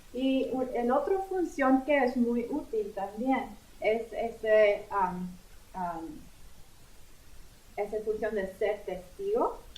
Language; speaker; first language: Spanish; non-native, fluent; English